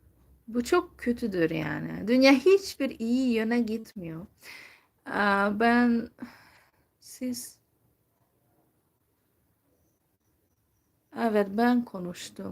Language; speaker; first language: Turkish; non-native, fluent; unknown